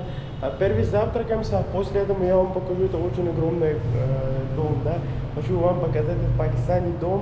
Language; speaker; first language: Russian; non-native, learner; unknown